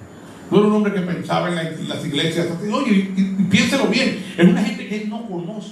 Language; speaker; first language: Spanish; native; Spanish